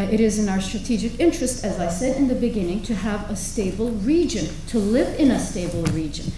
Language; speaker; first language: English; non-native, fluent; Turkish